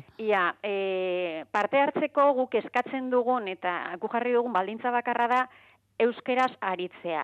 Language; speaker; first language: Basque; native; Basque